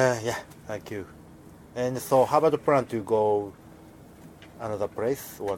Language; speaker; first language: English; non-native, learner; Japanese